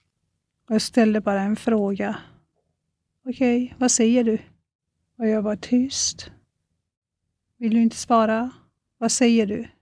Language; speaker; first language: Swedish; non-native, fluent; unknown